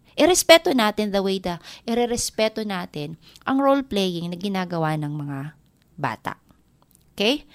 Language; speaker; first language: Filipino; non-native, local second language; Waray